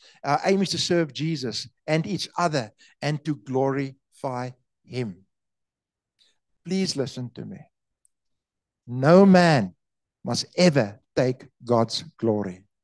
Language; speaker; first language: English; non-native, local second language; Afrikaans